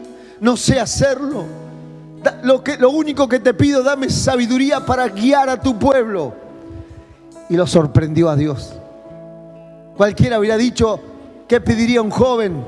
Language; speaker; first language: Spanish; native; Spanish